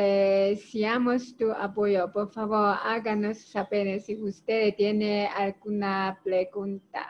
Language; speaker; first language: Spanish; non-native, learner; Chinese